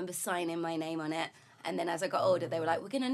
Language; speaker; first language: English; native; English